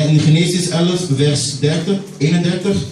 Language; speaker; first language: Dutch; non-native, learner; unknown